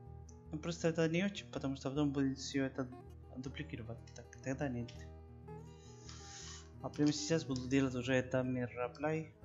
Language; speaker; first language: Russian; non-native, learner; Spanish